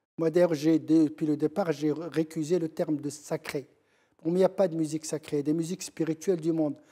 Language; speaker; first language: French; non-native, local second language; Central Atlas Tamazight